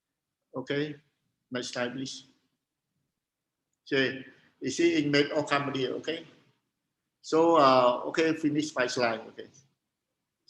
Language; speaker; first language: English; non-native, learner; Khmer